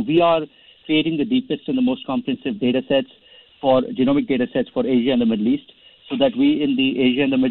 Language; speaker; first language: English; non-native, local second language; Hindi